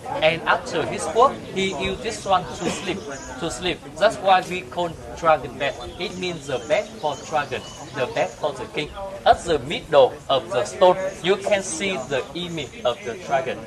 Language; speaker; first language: English; non-native, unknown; Vietnamese